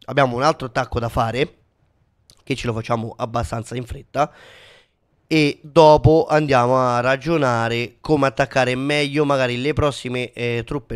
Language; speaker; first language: Italian; native; Italian